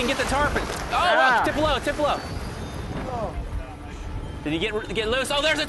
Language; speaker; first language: English; native; English